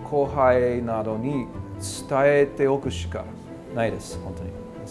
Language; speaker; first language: Japanese; non-native, fluent; English